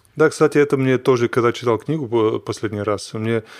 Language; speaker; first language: Russian; non-native, fluent; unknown